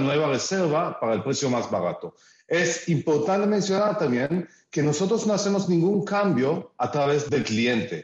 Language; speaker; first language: Spanish; early bilingual, heritage; Spanish